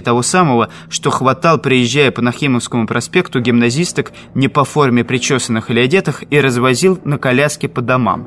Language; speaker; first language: Russian; native; Russian